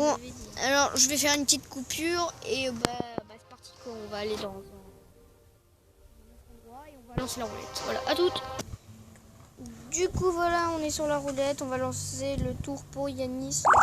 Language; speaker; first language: French; native; French